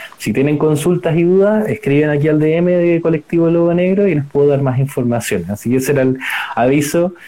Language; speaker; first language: Spanish; native; Spanish